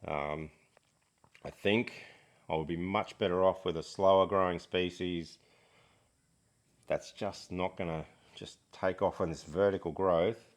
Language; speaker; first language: English; native; English